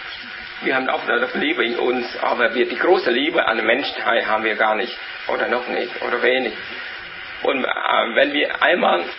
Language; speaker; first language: German; non-native, learner; Vietnamese